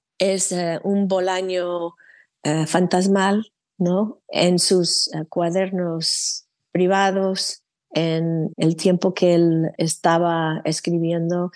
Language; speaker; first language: Spanish; non-native, fluent; English